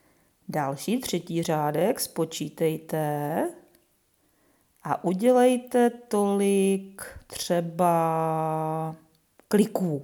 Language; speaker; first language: Czech; native; Czech